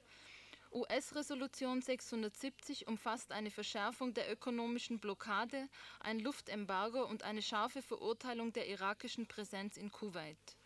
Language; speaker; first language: German; native; German